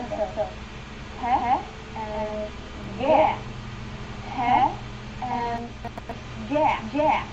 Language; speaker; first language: English; non-native, learner; Ukrainian